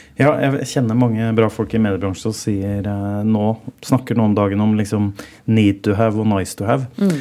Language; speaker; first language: Norwegian; native; Norwegian